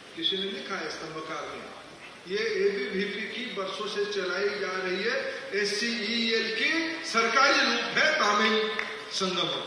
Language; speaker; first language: Hindi; non-native, local second language; Odia